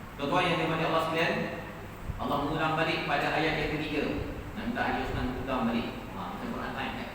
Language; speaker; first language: Malay; native; Malay